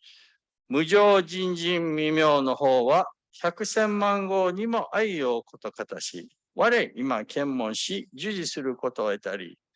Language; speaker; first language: Japanese; early bilingual, other home language; English